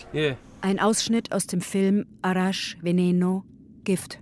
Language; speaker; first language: German; native; German